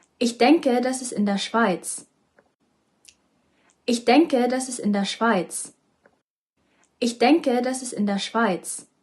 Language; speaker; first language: German; non-native, learner; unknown